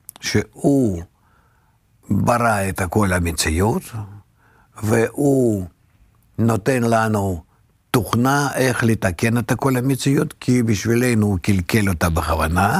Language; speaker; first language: Hebrew; non-native, fluent; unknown